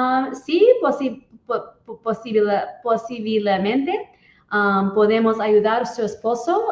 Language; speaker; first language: Spanish; non-native, learner; English